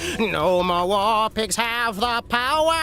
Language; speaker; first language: English; native; English